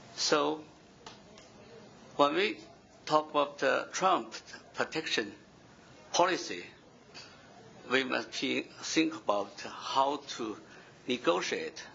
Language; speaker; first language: English; non-native, fluent; Chinese